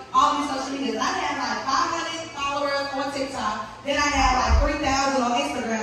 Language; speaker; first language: English; native; English